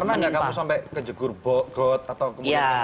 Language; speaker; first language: Indonesian; native; Indonesian